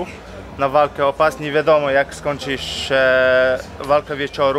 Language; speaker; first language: Polish; non-native, fluent; Chechen